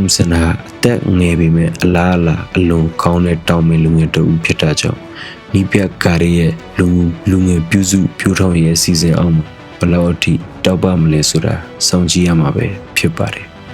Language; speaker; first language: Burmese; native; Burmese